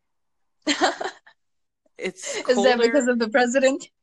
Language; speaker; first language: English; early bilingual, other home language; Bangla